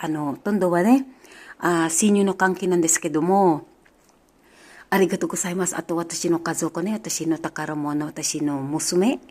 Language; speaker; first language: Japanese; non-native, learner; Filipino